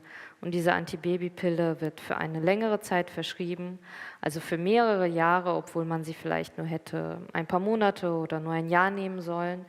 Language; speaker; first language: German; native; German